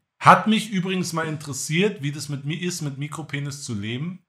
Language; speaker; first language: German; native; German